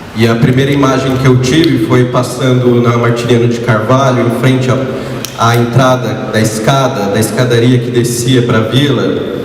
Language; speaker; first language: Portuguese; native; Portuguese